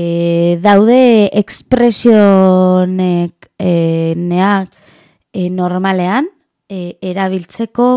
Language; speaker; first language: Basque; non-native, learner; Spanish